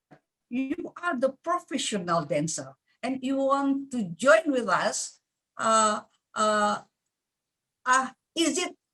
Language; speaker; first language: English; non-native, learner; Indonesian